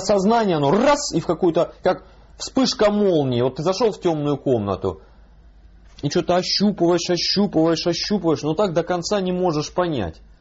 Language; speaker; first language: Russian; native; Russian